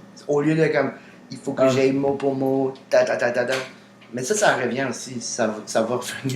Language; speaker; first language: French; native; French